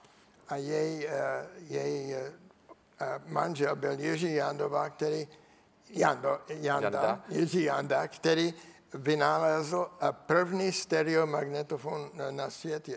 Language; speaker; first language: Czech; non-native, learner; English